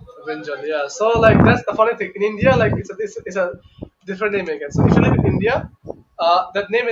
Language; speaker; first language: English; non-native, local second language; Bangla